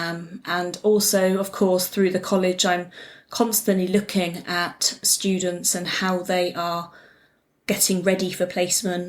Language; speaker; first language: English; native; English